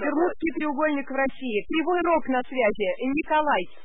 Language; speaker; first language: Russian; native; Russian